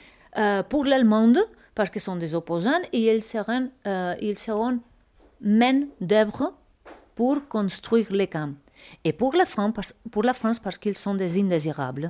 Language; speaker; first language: French; non-native, fluent; Spanish